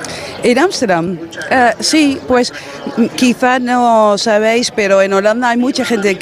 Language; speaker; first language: Spanish; non-native, fluent; Dutch